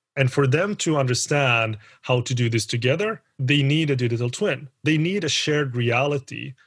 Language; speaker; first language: English; early bilingual, other home language; Spanish